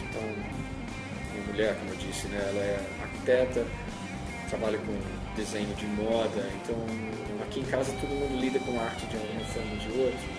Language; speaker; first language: Portuguese; non-native, fluent; English